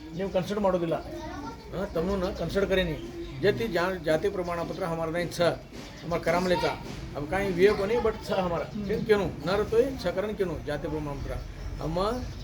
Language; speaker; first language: Kannada; non-native, local second language; Lambadi